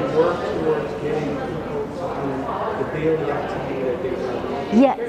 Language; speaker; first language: English; early bilingual, other home language; Arabic